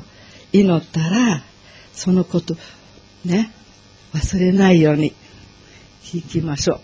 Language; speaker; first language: Japanese; non-native, learner; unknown